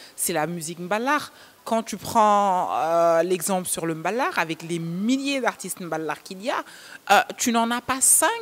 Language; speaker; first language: French; non-native, local second language; Wolof